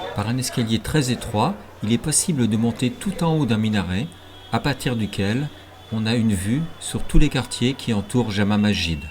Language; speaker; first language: French; native; French